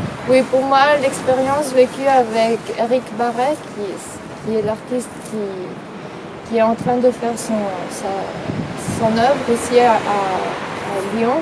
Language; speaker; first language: French; non-native, fluent; Spanish